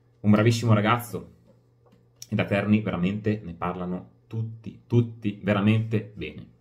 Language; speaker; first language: Italian; native; Italian